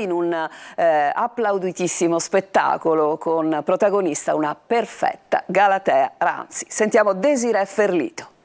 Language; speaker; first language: Italian; native; Italian